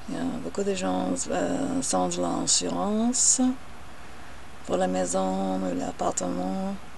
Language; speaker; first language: French; non-native, learner; English